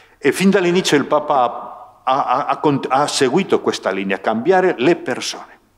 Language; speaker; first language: Italian; non-native, fluent; Spanish